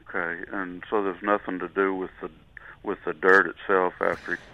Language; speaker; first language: English; native; English